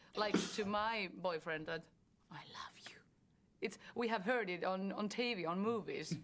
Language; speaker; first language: English; non-native, fluent; Finnish